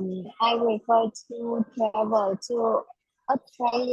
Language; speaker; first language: English; non-native, learner; Vietnamese